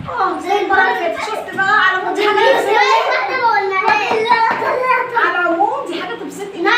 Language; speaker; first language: Arabic; native; Arabic